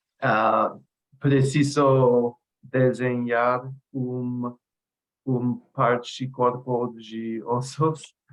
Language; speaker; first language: Portuguese; non-native, learner; English